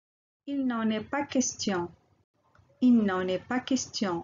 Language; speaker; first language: French; non-native, local second language; Arabic